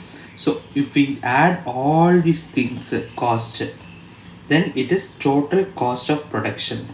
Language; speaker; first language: English; non-native, local second language; Tamil